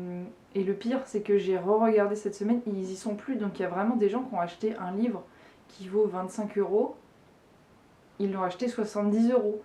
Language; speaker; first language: French; native; French